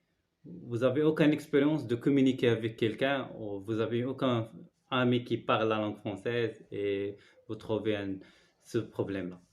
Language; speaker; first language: French; non-native, learner; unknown